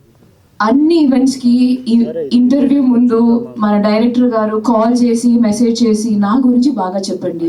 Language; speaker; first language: Telugu; non-native, fluent; Malayalam